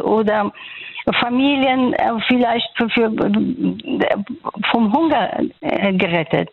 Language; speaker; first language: German; non-native, fluent; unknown